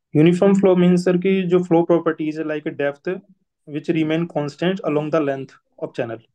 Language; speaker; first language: Hindi; native; Hindi